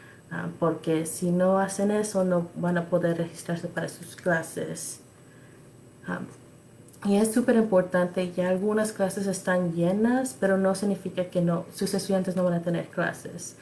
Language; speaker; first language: Spanish; early bilingual, other home language; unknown